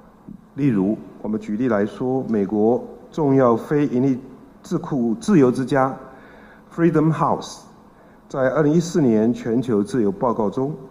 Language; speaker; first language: Chinese; native; Chinese